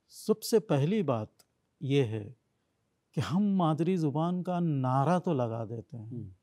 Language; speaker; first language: Urdu; native; Urdu